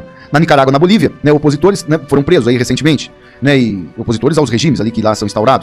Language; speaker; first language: Portuguese; native; Portuguese